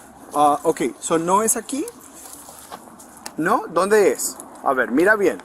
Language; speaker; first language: Spanish; early bilingual, heritage; Spanish